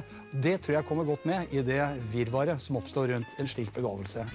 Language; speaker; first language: Norwegian; native; Norwegian